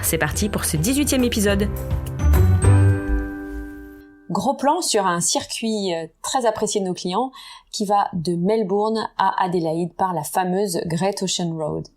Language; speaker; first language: French; native; French